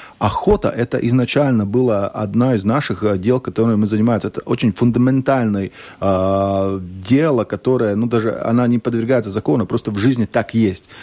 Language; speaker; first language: Russian; non-native, local second language; Latvian